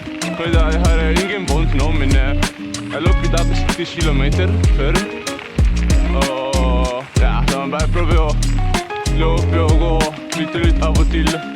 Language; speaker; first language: Norwegian; non-native, learner; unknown